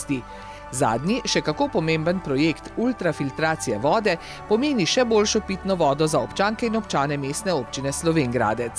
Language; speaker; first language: Slovenian; native; Slovenian